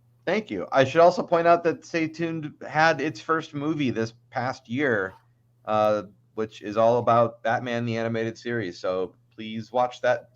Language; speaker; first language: English; native; English